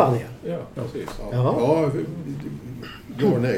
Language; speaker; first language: Swedish; non-native, fluent; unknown